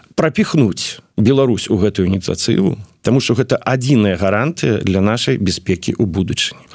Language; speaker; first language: Belarusian; non-native, local second language; Russian